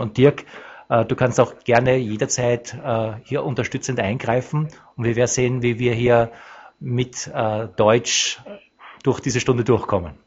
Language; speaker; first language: German; native; German